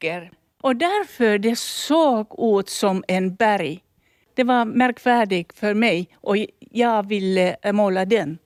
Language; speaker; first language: Swedish; non-native, local second language; Finnish